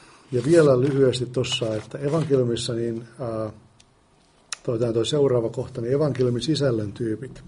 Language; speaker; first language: Finnish; native; Finnish